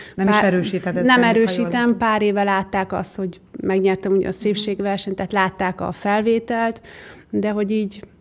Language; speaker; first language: Hungarian; native; Hungarian